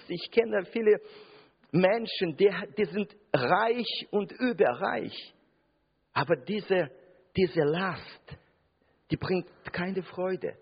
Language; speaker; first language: German; non-native, fluent; Russian